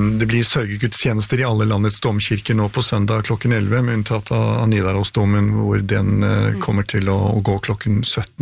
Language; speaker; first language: Norwegian; native; Norwegian